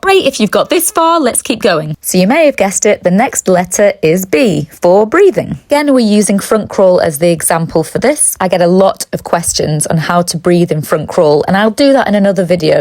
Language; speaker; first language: English; native; English